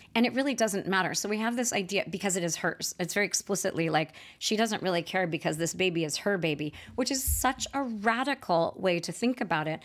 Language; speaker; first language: English; native; English